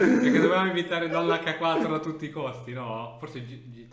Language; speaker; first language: Italian; native; Italian